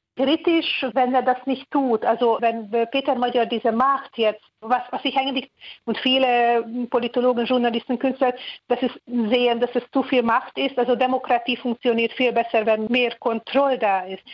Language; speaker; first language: German; non-native, fluent; Hungarian